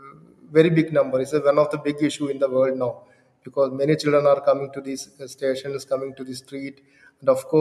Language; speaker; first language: English; non-native, local second language; Malayalam